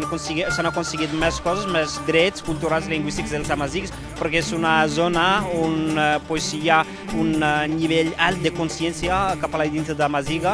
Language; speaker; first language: Catalan; non-native, fluent; Berber languages